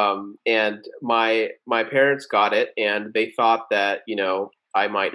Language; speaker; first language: English; early bilingual, other home language; Spanish